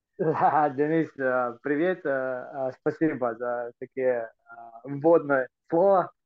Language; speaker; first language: Russian; non-native, fluent; Croatian